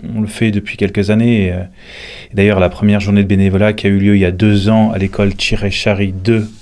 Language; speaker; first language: French; native; French